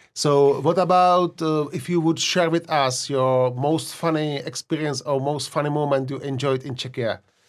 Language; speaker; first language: English; non-native, fluent; Czech